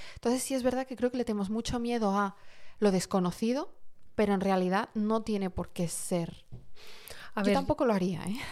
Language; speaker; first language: Spanish; early bilingual, heritage; Arabic